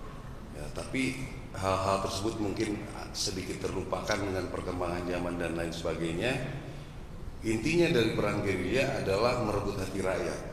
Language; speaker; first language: Indonesian; native; Indonesian